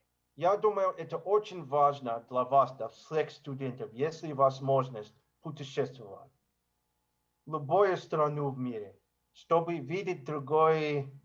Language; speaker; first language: Russian; non-native, learner; English